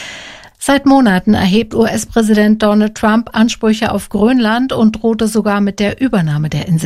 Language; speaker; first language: German; native; German